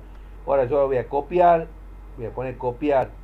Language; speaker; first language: Spanish; native; Spanish